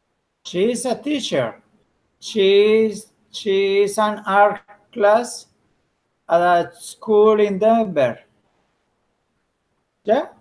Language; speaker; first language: English; non-native, learner; Spanish